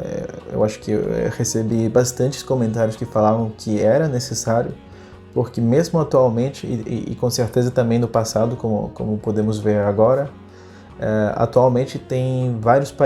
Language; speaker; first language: Portuguese; non-native, fluent; Spanish